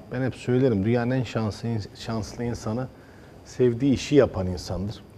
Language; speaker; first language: Turkish; early bilingual, heritage; Turkish